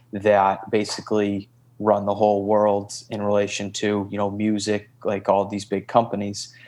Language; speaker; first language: English; native; English